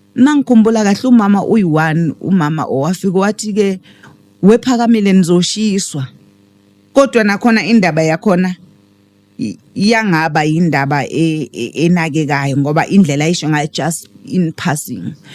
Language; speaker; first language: Zulu; native; Zulu